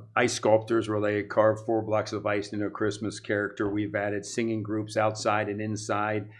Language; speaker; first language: English; native; English